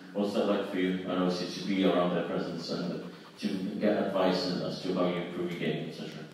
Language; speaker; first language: English; early bilingual, other home language; Spanish